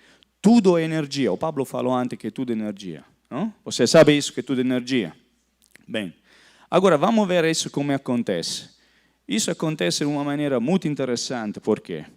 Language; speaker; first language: Portuguese; non-native, fluent; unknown